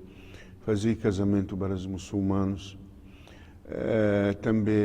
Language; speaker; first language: Portuguese; non-native, learner; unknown